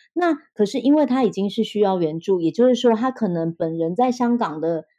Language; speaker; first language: Chinese; native; Chinese